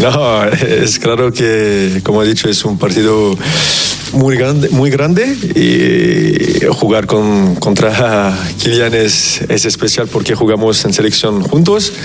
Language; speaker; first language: Spanish; non-native, fluent; French